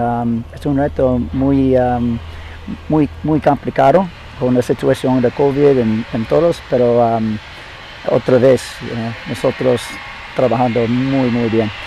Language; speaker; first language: Spanish; non-native, learner; English